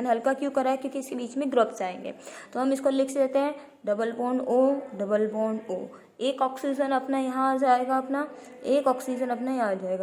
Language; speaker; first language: Hindi; native; Hindi